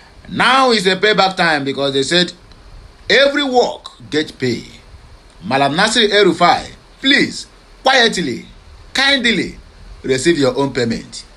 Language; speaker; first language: English; non-native, local second language; Igbo